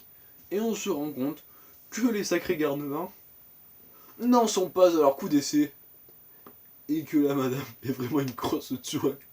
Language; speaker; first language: French; native; French